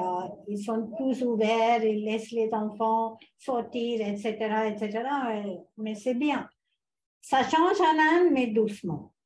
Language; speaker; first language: French; non-native, fluent; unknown